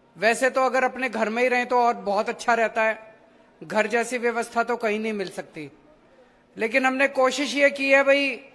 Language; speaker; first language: Hindi; native; Hindi